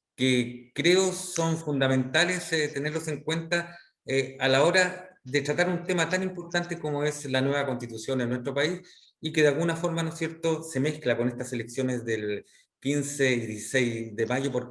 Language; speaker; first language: Spanish; native; Spanish